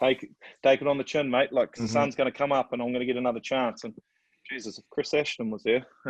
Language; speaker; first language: English; native; English